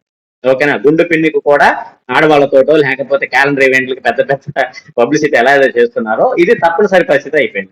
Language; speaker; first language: Telugu; native; Telugu